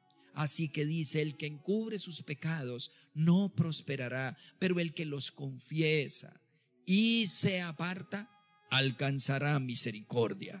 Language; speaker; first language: Spanish; native; Spanish